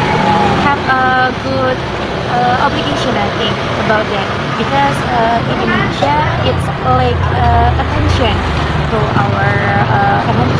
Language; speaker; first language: English; non-native, learner; Indonesian